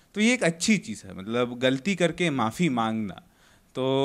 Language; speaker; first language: Hindi; native; Hindi